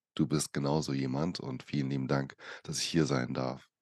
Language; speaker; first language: German; early bilingual, other home language; Portuguese